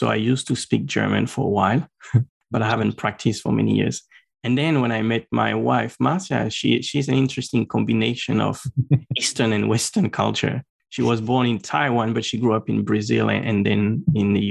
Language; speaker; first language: English; non-native, fluent; French